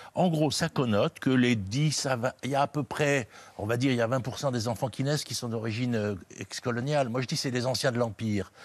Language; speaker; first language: French; native; French